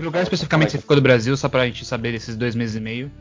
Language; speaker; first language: Portuguese; native; Portuguese